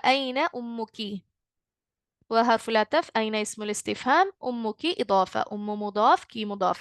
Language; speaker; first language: Arabic; non-native, fluent; Malayalam